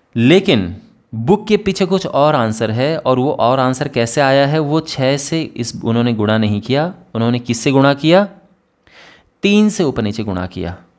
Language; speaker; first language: Hindi; native; Hindi